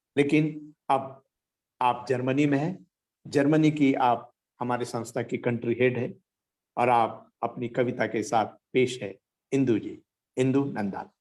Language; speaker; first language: Hindi; native; Hindi